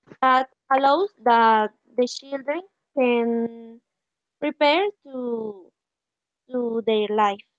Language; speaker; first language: English; non-native, learner; Spanish